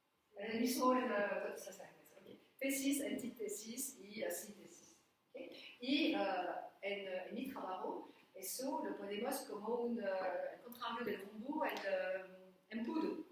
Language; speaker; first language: Spanish; non-native, learner; French